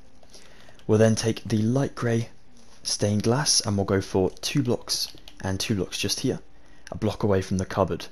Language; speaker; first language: English; native; English